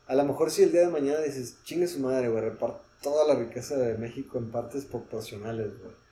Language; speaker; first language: Spanish; native; Spanish